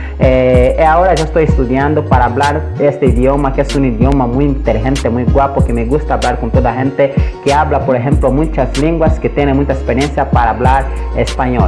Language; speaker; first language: Spanish; non-native, learner; Portuguese